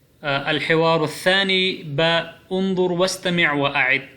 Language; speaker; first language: Arabic; non-native, fluent; Pashto